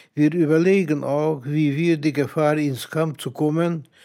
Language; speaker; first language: German; non-native, fluent; Hungarian